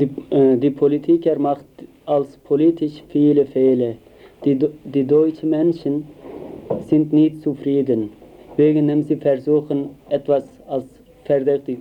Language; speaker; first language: German; non-native, learner; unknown